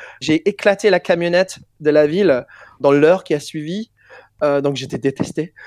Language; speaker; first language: French; non-native, fluent; English